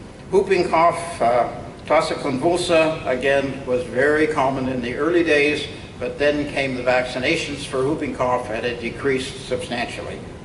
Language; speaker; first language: English; native; English